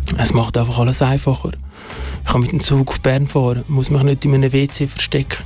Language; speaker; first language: German; early bilingual, other home language; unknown